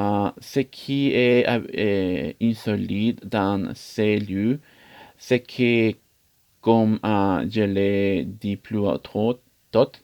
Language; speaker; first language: French; non-native, learner; Spanish